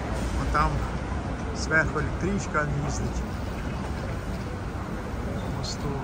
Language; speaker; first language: Russian; non-native, local second language; Ukrainian